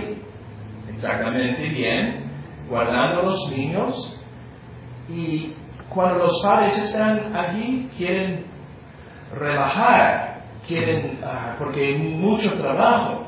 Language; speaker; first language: Spanish; non-native, fluent; English